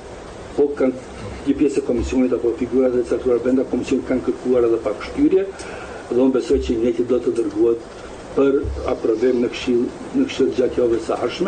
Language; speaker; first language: Albanian; native; Albanian